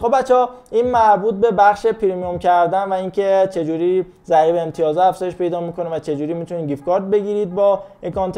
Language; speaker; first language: Persian; native; Persian